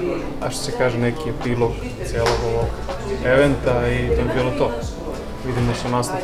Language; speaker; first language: Serbian; native; Serbian